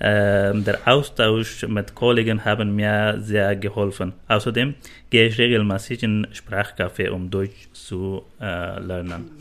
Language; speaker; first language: German; non-native, learner; Persian